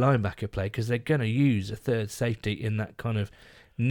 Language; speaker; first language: English; native; English